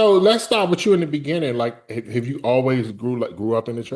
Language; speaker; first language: English; native; English